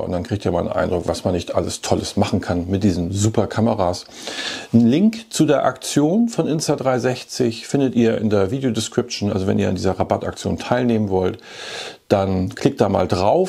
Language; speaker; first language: German; native; German